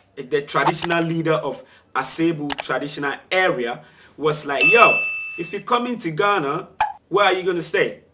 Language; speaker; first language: English; non-native, local second language; Akan